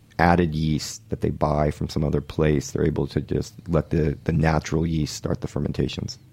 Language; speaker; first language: English; native; English